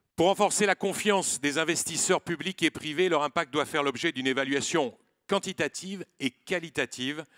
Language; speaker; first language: French; native; French